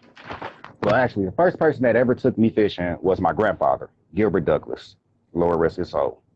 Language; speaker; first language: English; native; English